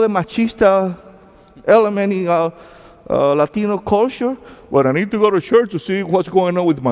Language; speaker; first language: English; non-native, fluent; Spanish